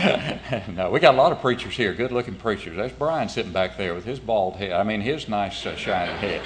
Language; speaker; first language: English; native; English